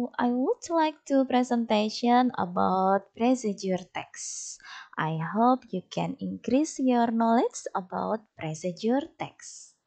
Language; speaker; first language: English; non-native, fluent; Indonesian